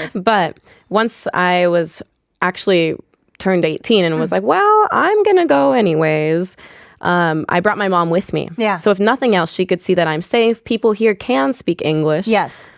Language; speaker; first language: English; native; English